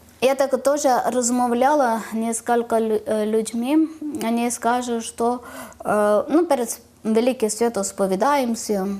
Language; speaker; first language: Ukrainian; non-native, learner; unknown